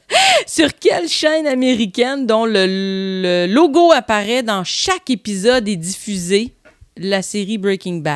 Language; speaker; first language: French; native; French